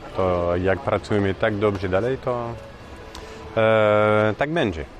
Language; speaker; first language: Polish; non-native, fluent; French